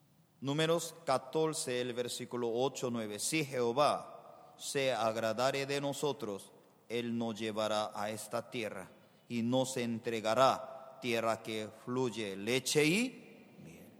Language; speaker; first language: Spanish; non-native, fluent; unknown